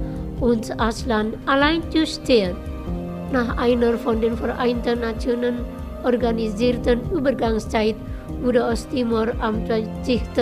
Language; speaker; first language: German; non-native, fluent; Indonesian